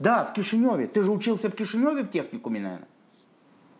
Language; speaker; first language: Russian; native; Russian